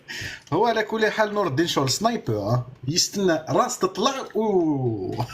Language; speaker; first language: Arabic; native; Arabic